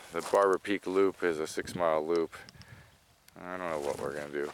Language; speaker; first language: English; native; English